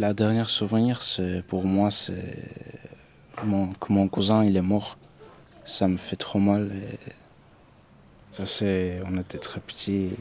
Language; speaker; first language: French; non-native, learner; Armenian